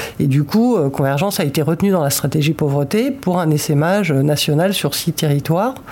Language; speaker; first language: French; native; French